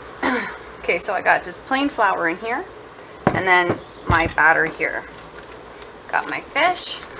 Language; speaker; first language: English; native; English